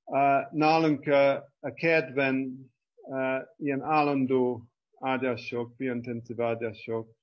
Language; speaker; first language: Hungarian; non-native, fluent; English